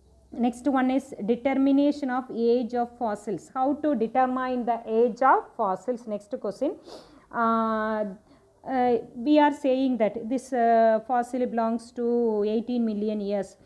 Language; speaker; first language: English; non-native, local second language; Tamil